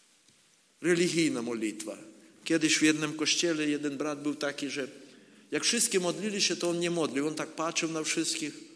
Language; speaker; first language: Polish; non-native, learner; Ukrainian